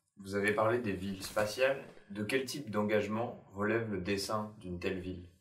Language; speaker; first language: French; native; French